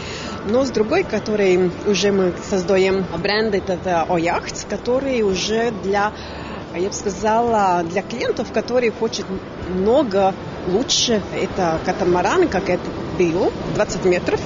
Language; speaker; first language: Russian; non-native, fluent; Latvian